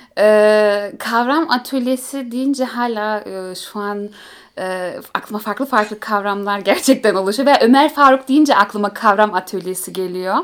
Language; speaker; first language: Turkish; early bilingual, heritage; Turkish